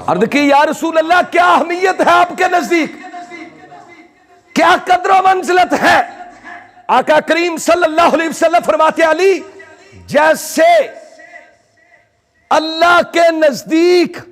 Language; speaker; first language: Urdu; non-native, local second language; Punjabi